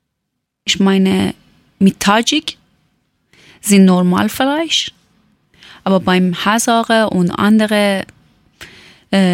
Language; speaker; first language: German; non-native, learner; Persian